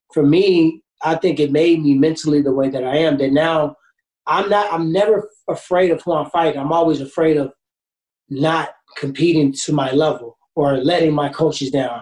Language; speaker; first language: English; native; English